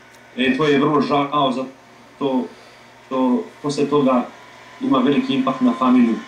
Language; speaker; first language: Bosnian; early bilingual, heritage; English